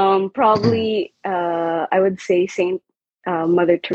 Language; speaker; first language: English; non-native, local second language; Filipino